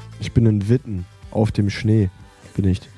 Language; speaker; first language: German; native; German